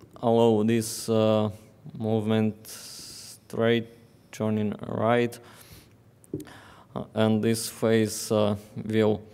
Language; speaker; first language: English; non-native, fluent; Russian